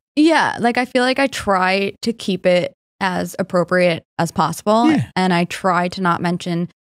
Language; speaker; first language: English; native; English